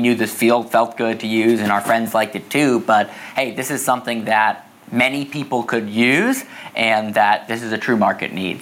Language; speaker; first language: English; native; English